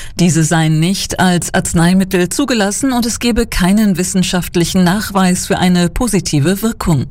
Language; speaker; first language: German; native; German